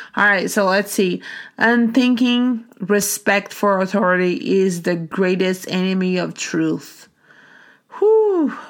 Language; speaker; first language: English; non-native, fluent; Portuguese